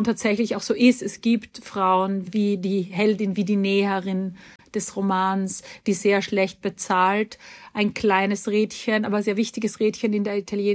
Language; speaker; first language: German; native; German